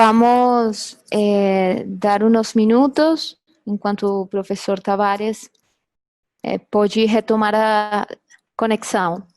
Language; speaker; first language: Portuguese; non-native, fluent; Spanish